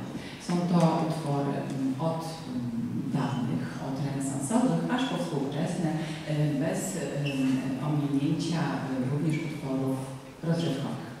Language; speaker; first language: Polish; native; Polish